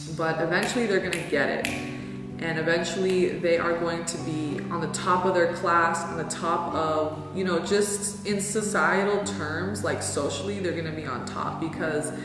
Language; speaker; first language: English; early bilingual, other home language; Spanish